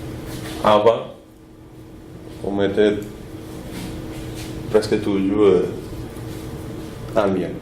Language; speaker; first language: French; non-native, fluent; Spanish